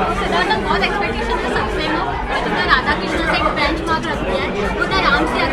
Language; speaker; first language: Hindi; native; Hindi